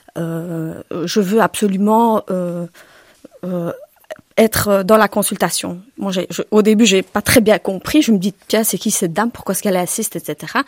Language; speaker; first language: French; early bilingual, other home language; Turkish